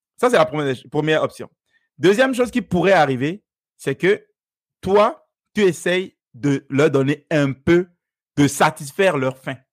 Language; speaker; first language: French; non-native, local second language; Fon